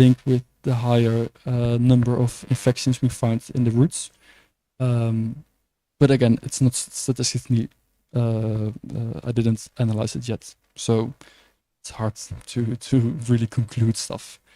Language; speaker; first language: English; non-native, fluent; Dutch